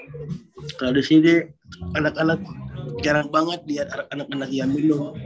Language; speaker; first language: Indonesian; non-native, learner; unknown